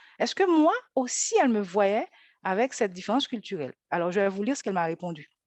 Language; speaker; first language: French; non-native, local second language; Haitian Creole